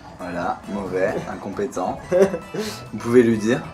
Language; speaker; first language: French; native; French